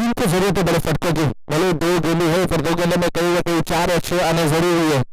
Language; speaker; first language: Hindi; non-native, local second language; Marathi